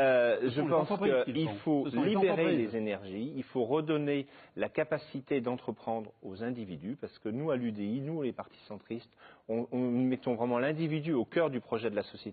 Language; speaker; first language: French; native; French